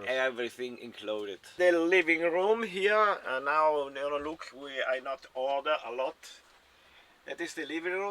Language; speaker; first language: English; non-native, learner; German